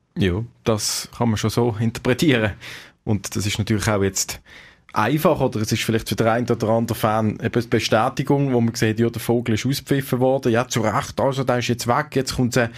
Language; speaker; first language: German; native; German